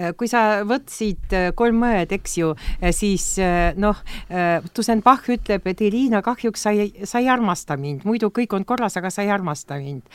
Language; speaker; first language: Estonian; non-native, local second language; Russian